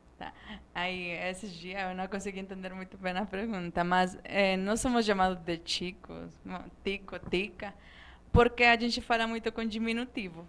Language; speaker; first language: Portuguese; non-native, fluent; Spanish